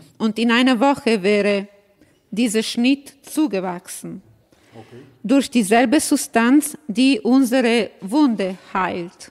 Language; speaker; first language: German; non-native, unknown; Italian